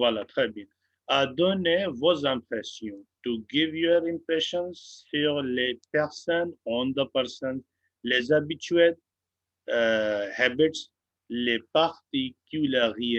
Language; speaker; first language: French; non-native, fluent; Hindi